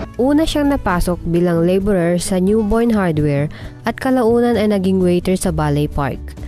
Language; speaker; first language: Filipino; non-native, local second language; Iloko